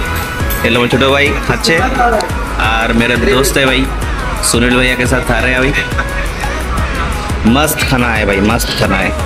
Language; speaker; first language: Hindi; non-native, local second language; Bangla